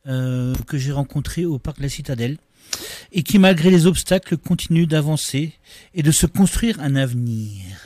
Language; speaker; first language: French; native; French